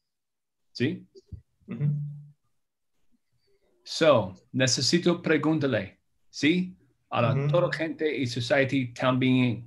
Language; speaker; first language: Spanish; non-native, learner; English